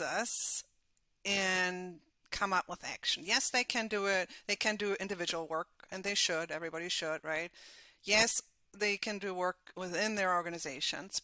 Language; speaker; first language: English; non-native, fluent; German